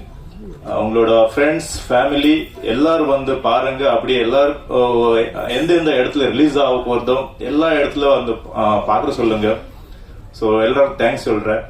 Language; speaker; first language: Tamil; non-native, fluent; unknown